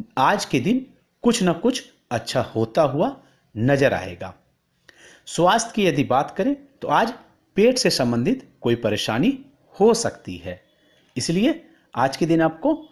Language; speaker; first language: Hindi; native; Hindi